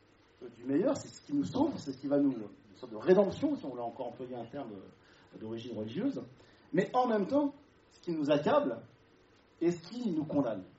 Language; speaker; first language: French; native; French